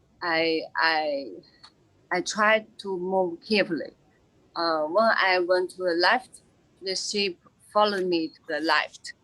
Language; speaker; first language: English; non-native, fluent; Chinese